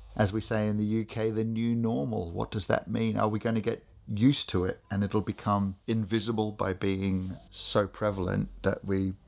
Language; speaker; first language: English; native; English